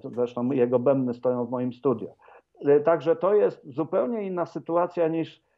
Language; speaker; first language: Polish; native; Polish